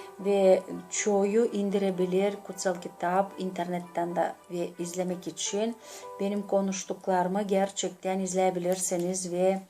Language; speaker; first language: Turkish; non-native, learner; Gagauz